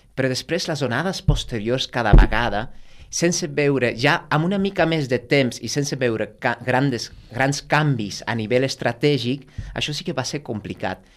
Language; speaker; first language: Catalan; non-native, fluent; Dutch